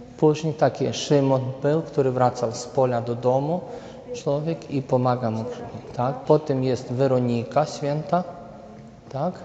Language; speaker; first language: Polish; native; Polish